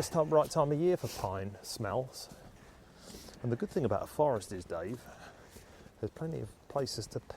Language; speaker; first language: English; native; English